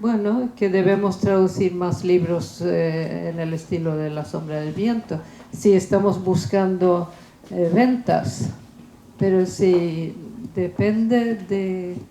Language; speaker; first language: Spanish; non-native, fluent; Swedish